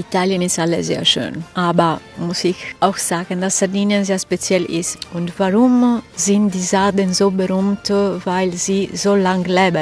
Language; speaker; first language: German; non-native, fluent; Italian